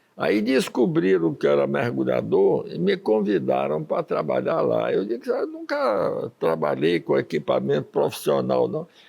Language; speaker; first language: Portuguese; early bilingual, other home language; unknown